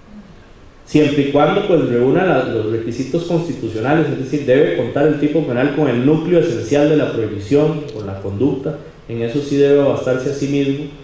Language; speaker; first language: Spanish; native; Spanish